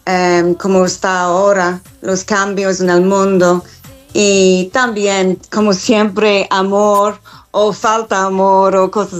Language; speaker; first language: Spanish; non-native, fluent; English